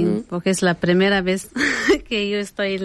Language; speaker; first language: Spanish; non-native, learner; Arabic